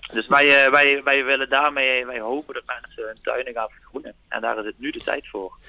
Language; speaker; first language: Dutch; native; Dutch